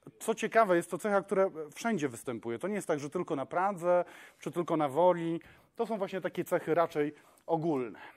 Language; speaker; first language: Polish; non-native, local second language; Kashubian